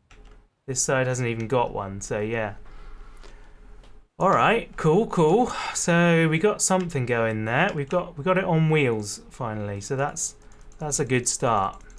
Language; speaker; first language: English; native; English